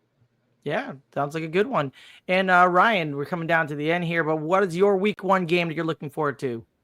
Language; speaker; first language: English; native; English